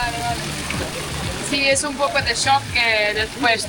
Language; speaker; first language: Spanish; non-native, fluent; Portuguese